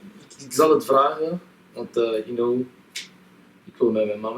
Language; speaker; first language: Dutch; non-native, local second language; French